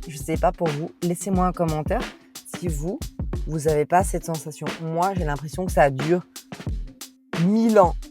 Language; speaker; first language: French; native; French